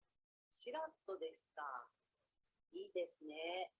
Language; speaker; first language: Japanese; non-native, learner; Indonesian